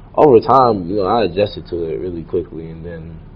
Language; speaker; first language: English; native; English